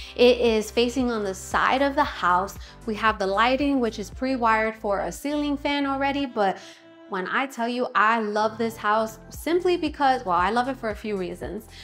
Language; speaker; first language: English; native; English